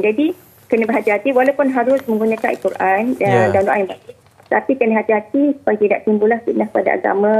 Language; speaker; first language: Malay; native; Malay